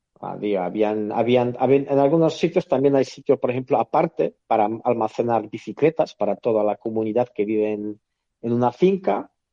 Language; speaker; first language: Spanish; non-native, fluent; Polish